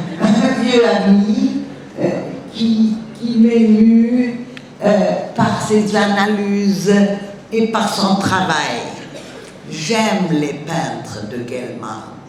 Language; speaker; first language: French; non-native, learner; German